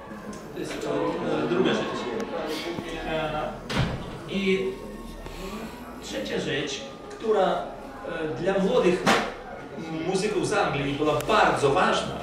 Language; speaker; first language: Polish; non-native, fluent; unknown